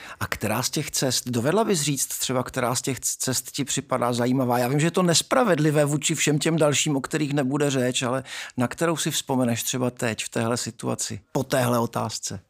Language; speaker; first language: Czech; native; Czech